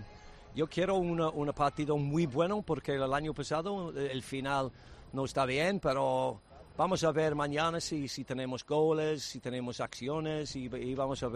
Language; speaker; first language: Spanish; non-native, learner; English